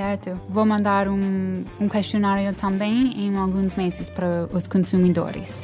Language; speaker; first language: Portuguese; non-native, fluent; English